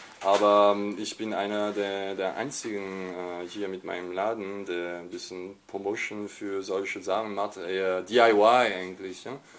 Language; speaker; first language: German; non-native, fluent; French